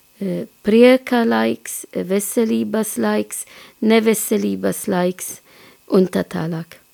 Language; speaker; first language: Latvian; non-native, fluent; Maltese